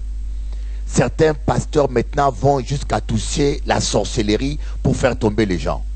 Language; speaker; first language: French; non-native, local second language; Lingala